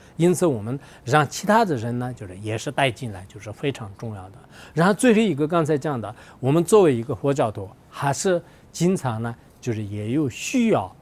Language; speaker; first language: Chinese; non-native, local second language; Tibetan